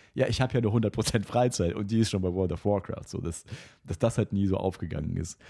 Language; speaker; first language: German; non-native, fluent; Russian